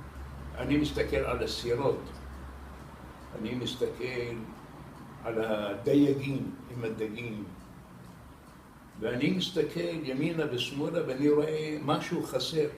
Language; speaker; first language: Hebrew; non-native, fluent; Arabic